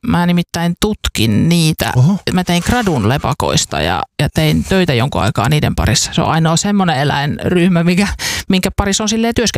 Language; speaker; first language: Finnish; native; Finnish